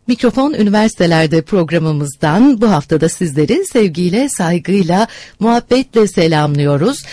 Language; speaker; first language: Turkish; native; Turkish